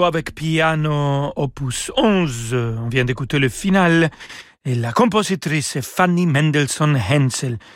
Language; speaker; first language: French; non-native, fluent; Spanish